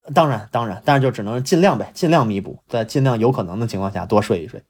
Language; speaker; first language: Chinese; native; Chinese